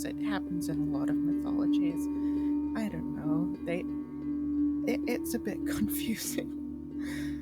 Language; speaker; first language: English; native; English